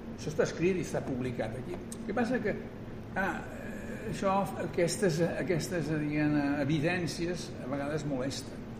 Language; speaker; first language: Catalan; native; Catalan